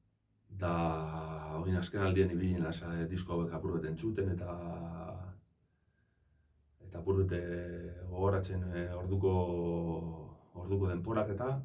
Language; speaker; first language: Basque; native; Basque